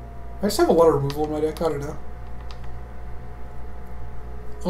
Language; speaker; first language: English; native; English